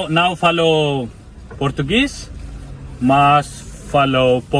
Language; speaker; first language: Portuguese; non-native, learner; Hindi